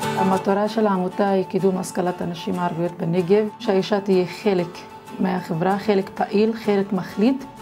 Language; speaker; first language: Hebrew; non-native, local second language; Arabic